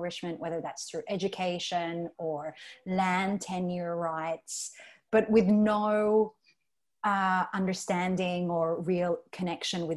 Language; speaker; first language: English; native; English